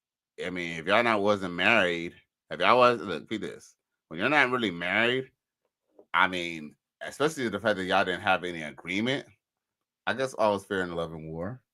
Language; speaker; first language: English; native; English